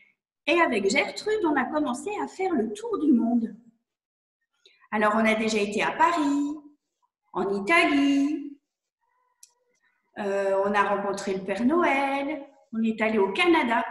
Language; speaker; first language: French; native; French